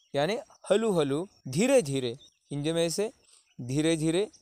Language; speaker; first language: Hindi; non-native, local second language; Marathi